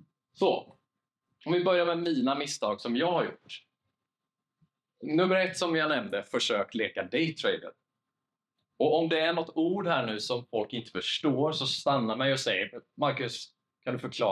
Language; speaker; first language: Swedish; native; Swedish